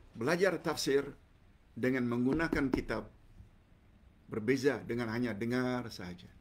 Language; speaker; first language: Malay; native; Malay